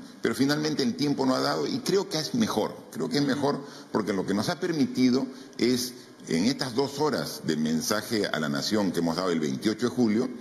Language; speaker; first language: Spanish; native; Spanish